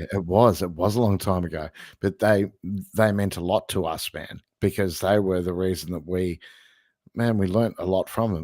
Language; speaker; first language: English; native; English